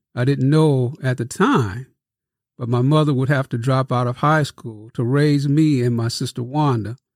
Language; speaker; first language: English; native; English